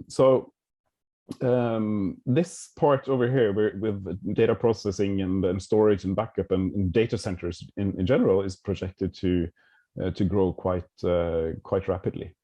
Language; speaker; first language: English; non-native, fluent; Norwegian